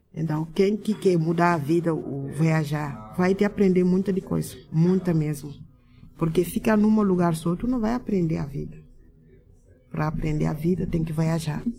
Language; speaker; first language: Portuguese; non-native, learner; Wolof